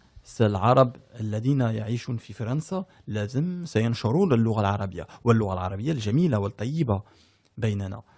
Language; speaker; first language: Arabic; early bilingual, heritage; French